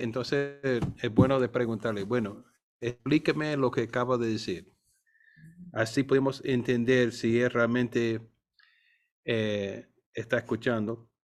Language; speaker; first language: Spanish; non-native, fluent; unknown